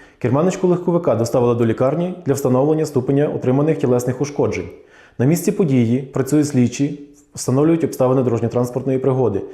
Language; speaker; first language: Ukrainian; native; Ukrainian